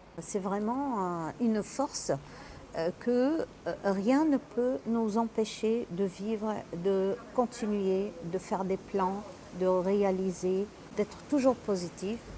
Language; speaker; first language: French; non-native, local second language; Arabic